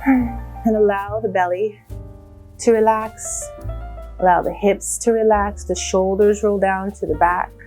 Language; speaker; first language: English; native; English